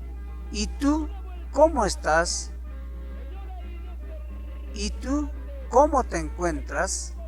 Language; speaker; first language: Spanish; non-native, local second language; Quechua